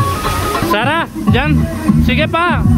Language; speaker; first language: Filipino; non-native, learner; Punjabi